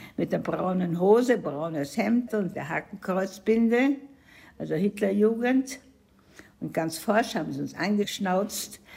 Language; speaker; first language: German; native; German